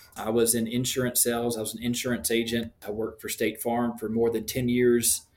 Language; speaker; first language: English; native; English